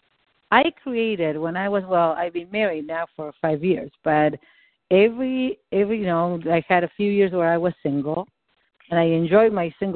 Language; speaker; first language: English; non-native, fluent; Spanish